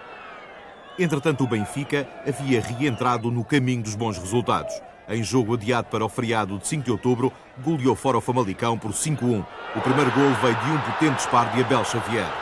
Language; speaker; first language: Portuguese; native; Portuguese